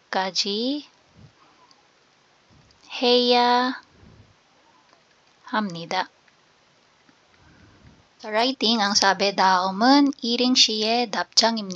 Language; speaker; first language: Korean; non-native, fluent; Filipino